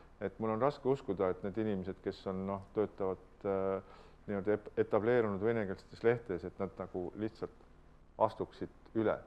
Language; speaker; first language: Estonian; native; Estonian